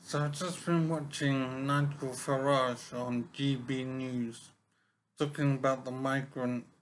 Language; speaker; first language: English; native; English